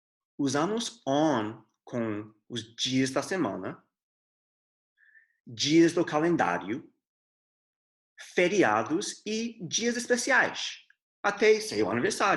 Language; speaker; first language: Portuguese; non-native, fluent; English